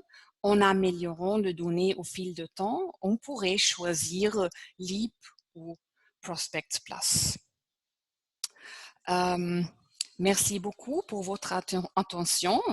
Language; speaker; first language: French; non-native, fluent; German